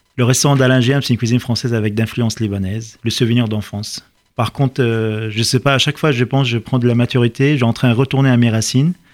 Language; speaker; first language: French; non-native, fluent; Arabic